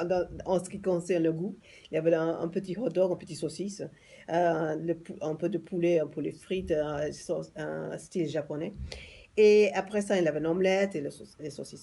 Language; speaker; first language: French; non-native, fluent; English